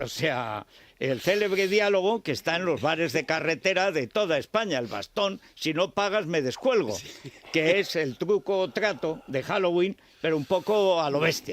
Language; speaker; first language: Spanish; native; Spanish